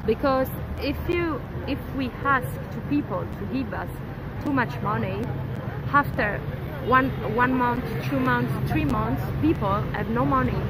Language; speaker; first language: English; non-native, fluent; Italian